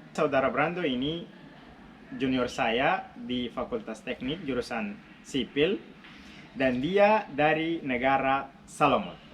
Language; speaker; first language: Indonesian; non-native, fluent; Arabic